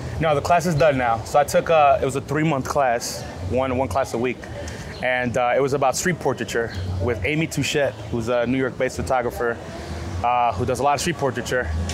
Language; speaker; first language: English; early bilingual, other home language; Spanish